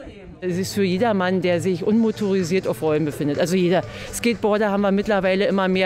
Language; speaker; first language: German; native; German